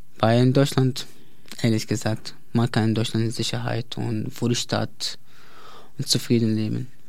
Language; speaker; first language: German; non-native, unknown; Arabic